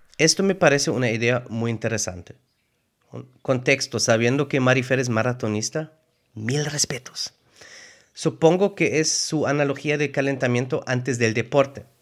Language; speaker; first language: Spanish; non-native, fluent; German